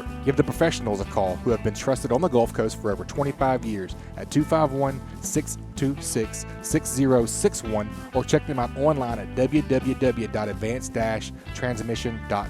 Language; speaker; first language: English; native; English